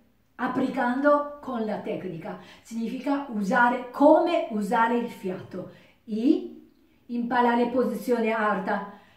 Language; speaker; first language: Italian; non-native, learner; Japanese